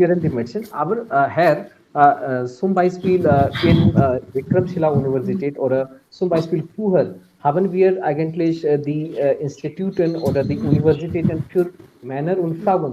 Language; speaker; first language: German; non-native, fluent; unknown